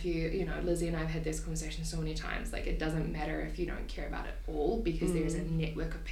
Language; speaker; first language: English; native; English